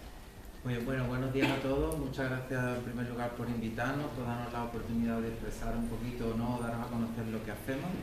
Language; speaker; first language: Spanish; native; Spanish